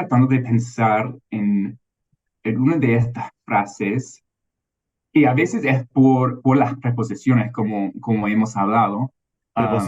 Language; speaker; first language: Spanish; non-native, fluent; English